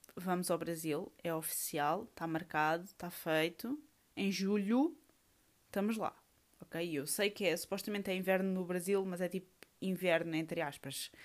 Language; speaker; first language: Portuguese; native; Portuguese